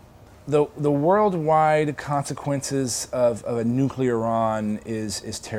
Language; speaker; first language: English; native; English